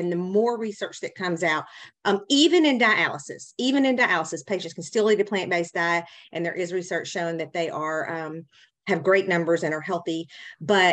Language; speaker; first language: English; native; English